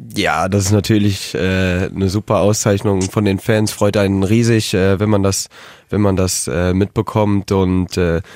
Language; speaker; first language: German; native; German